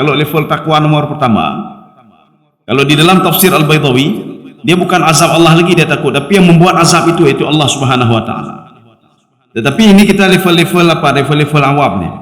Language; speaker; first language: Indonesian; native; Indonesian